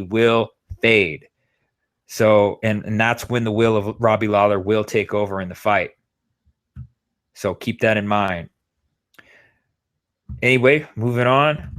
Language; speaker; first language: English; native; English